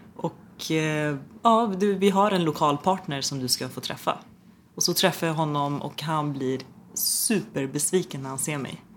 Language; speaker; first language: Swedish; early bilingual, other home language; Persian